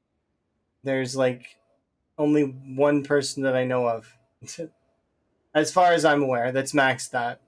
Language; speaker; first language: English; native; English